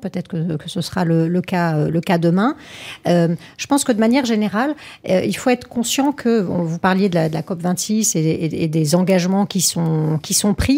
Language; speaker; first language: French; native; French